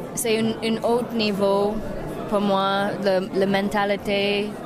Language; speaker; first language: French; non-native, learner; English